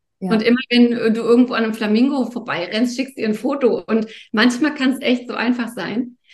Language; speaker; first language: German; native; German